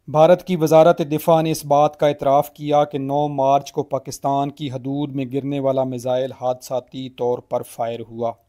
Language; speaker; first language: Urdu; native; Urdu